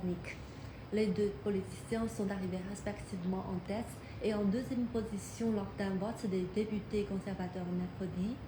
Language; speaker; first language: French; non-native, fluent; Chinese